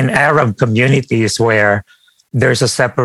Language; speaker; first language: English; non-native, local second language; Filipino